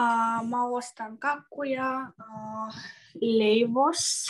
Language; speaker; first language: Finnish; non-native, learner; Russian